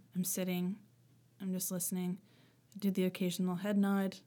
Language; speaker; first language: English; native; English